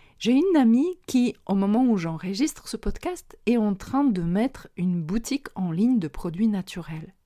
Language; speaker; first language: French; non-native, fluent; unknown